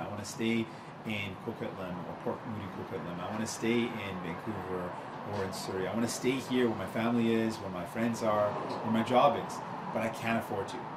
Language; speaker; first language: English; native; English